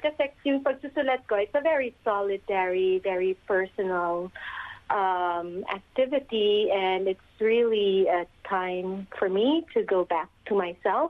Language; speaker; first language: English; non-native, local second language; Filipino